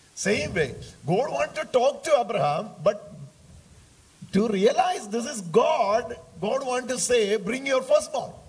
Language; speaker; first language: English; non-native, local second language; Malayalam